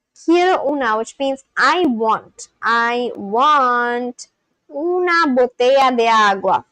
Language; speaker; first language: Spanish; non-native, learner; English